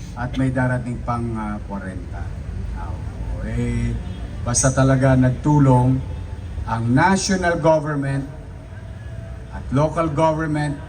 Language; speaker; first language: Filipino; native; Filipino